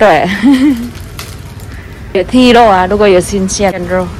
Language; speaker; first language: Chinese; non-native, fluent; Indonesian